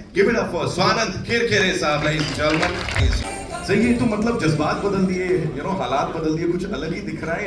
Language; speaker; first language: Hindi; native; Hindi